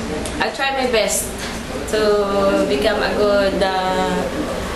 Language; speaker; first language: English; non-native, learner; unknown